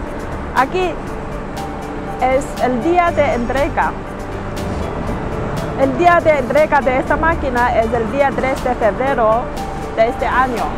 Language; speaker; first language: Spanish; non-native, learner; Chinese